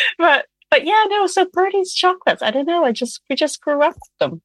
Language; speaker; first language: English; native; English